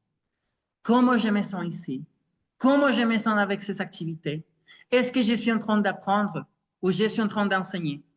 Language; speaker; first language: French; non-native, fluent; Spanish